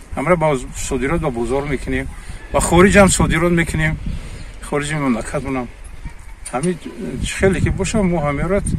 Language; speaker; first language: Tajik; native; Tajik